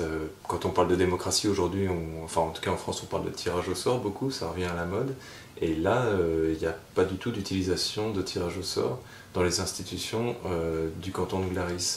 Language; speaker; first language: French; native; French